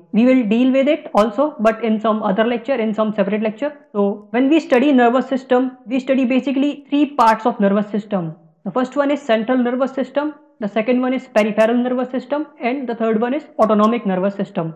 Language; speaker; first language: English; non-native, local second language; Hindi